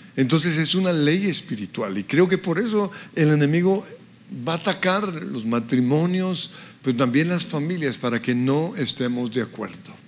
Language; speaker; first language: Spanish; early bilingual, other home language; English